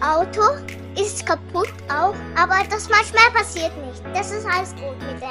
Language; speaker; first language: German; early bilingual, other home language; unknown